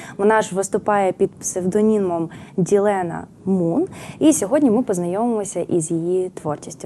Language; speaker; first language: Ukrainian; native; Ukrainian